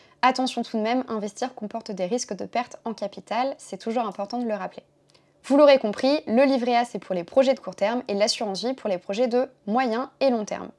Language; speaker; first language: French; native; French